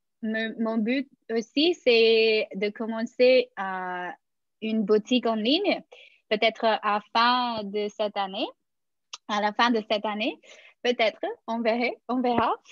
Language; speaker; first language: French; non-native, fluent; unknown